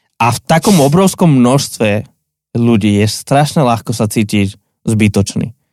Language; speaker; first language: Slovak; non-native, fluent; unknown